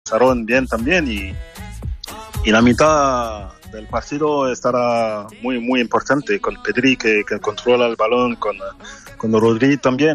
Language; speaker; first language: Spanish; non-native, fluent; French